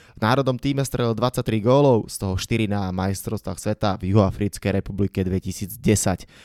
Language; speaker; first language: Slovak; native; Slovak